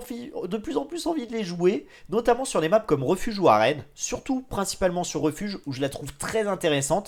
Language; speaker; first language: French; native; French